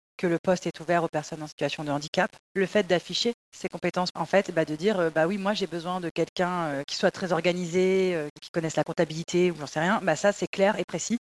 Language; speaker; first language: French; native; French